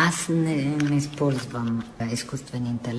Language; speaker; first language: Bulgarian; non-native, fluent; Italian